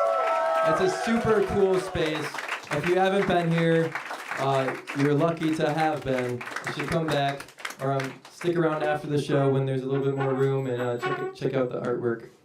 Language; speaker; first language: English; native; English